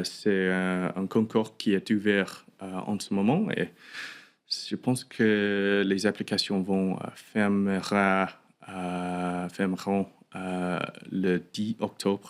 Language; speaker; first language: French; non-native, learner; English